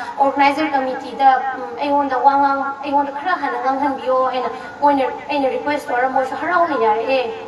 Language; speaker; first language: Manipuri; non-native, local second language; Tangkhul Naga (India)